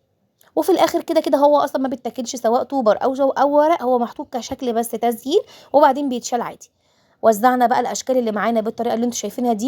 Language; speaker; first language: Arabic; native; Arabic